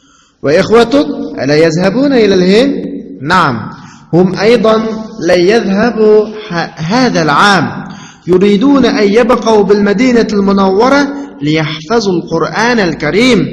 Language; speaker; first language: Arabic; non-native, fluent; Uyghur